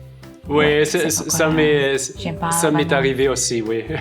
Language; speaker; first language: French; non-native, fluent; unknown